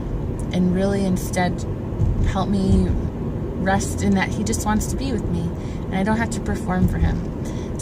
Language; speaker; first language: English; native; English